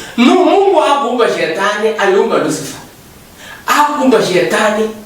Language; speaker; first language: Swahili; non-native, local second language; Kalenjin